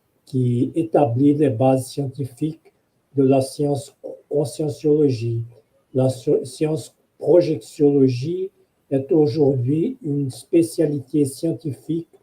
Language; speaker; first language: French; non-native, fluent; Portuguese